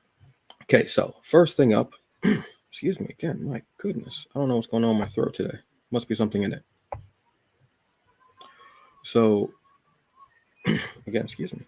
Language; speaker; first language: English; native; English